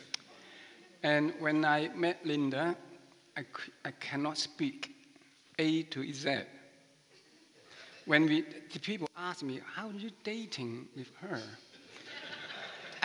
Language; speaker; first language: English; non-native, learner; Chinese